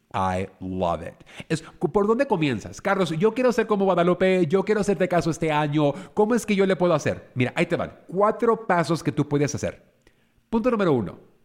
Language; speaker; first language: Spanish; native; Spanish